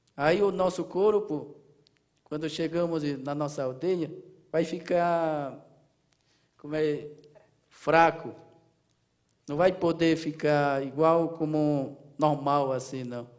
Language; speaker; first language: Portuguese; non-native, local second language; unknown